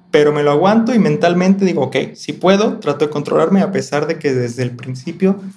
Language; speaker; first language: Spanish; native; Spanish